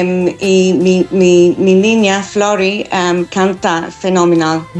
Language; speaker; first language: Spanish; non-native, fluent; English